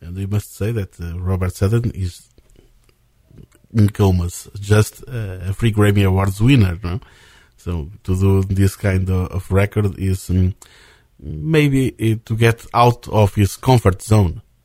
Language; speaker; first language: English; non-native, learner; Portuguese